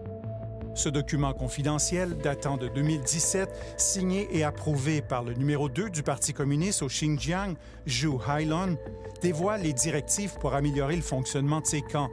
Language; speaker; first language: French; native; French